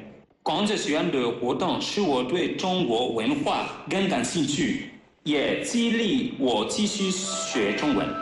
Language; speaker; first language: Chinese; non-native, fluent; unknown